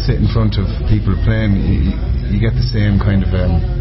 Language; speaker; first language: English; native; English